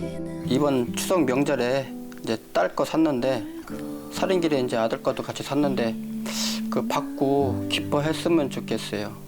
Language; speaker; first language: Korean; native; Korean